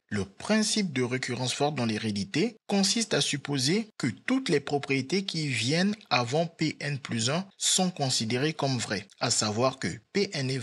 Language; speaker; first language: French; native; French